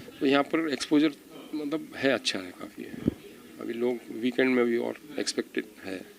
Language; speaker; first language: Hindi; non-native, local second language; Marathi